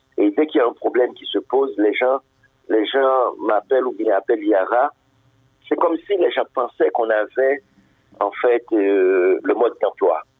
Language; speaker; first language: French; non-native, local second language; Haitian Creole